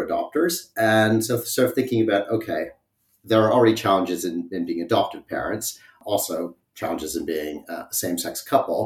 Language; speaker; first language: English; native; English